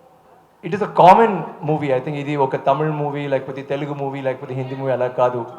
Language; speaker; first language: Telugu; non-native, local second language; Tamil